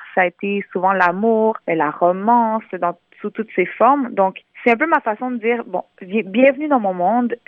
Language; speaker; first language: French; native; French